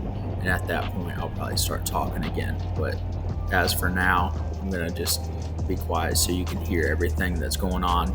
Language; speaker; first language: English; native; English